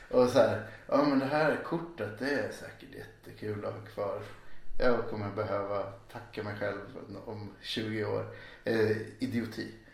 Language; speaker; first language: Swedish; native; Swedish